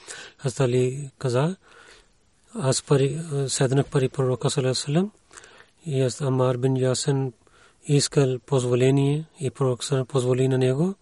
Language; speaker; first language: Bulgarian; non-native, learner; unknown